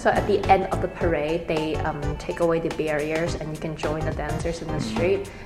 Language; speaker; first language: English; native; English